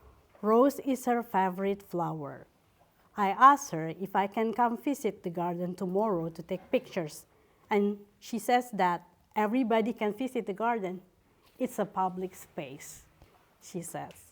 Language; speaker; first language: English; non-native, fluent; Indonesian